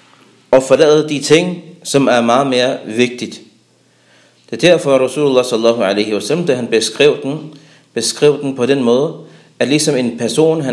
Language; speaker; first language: Danish; early bilingual, other home language; Arabic